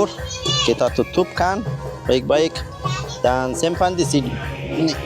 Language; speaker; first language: Indonesian; non-native, learner; Persian